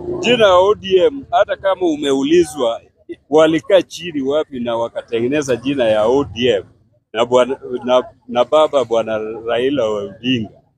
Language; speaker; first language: Swahili; non-native, local second language; Luo (Kenya and Tanzania)